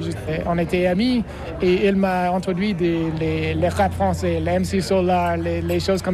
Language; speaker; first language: French; non-native, learner; English